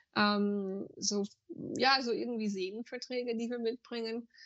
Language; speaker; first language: German; non-native, fluent; English